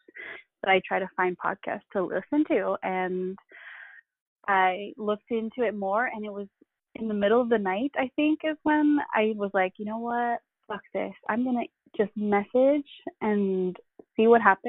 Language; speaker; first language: English; non-native, local second language; Filipino